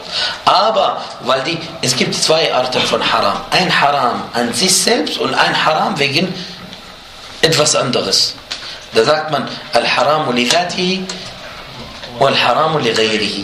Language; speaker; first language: German; non-native, fluent; Arabic